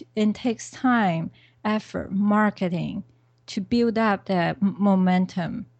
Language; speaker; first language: English; non-native, fluent; Chinese